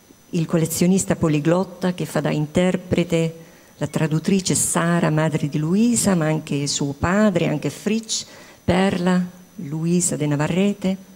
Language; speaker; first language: Italian; non-native, fluent; Dutch